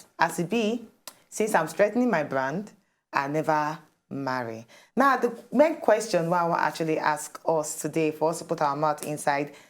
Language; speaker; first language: Nigerian Pidgin; native; Nigerian Pidgin